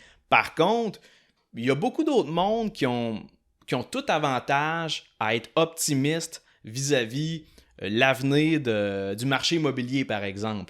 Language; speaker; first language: French; native; French